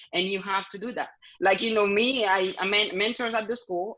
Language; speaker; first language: English; non-native, fluent; Haitian Creole